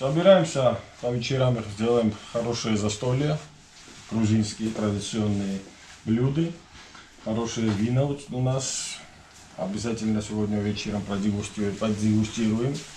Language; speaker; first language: Russian; non-native, learner; Georgian